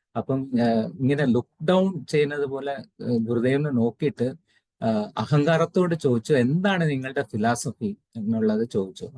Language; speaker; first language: Malayalam; non-native, local second language; Tamil